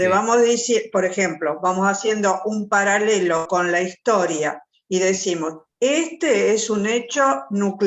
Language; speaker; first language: Spanish; native; Spanish